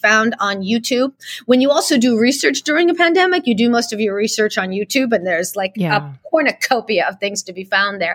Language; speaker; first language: English; early bilingual, other home language; Russian